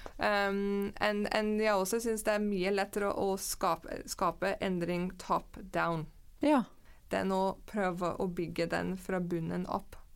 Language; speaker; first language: Norwegian; non-native, fluent; English